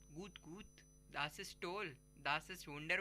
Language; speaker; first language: German; non-native, learner; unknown